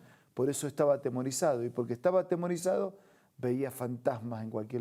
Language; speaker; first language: Spanish; native; Spanish